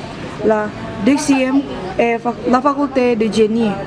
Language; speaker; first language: French; non-native, learner; Indonesian